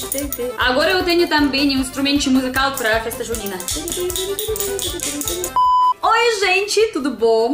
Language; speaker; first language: Portuguese; non-native, learner; Russian